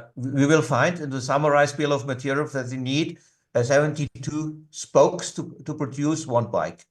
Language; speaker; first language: English; non-native, fluent; German